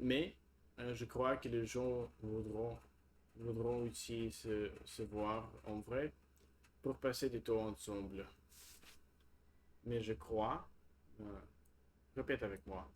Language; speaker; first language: French; non-native, learner; Russian